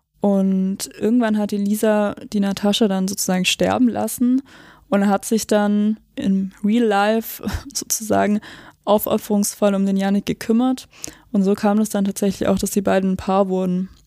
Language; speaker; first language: German; native; German